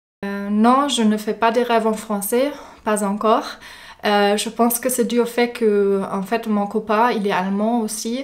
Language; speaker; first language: French; non-native, fluent; German